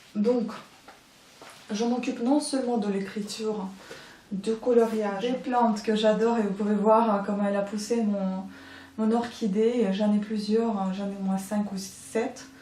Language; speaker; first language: French; non-native, fluent; Ukrainian